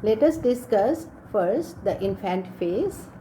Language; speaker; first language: English; non-native, local second language; Assamese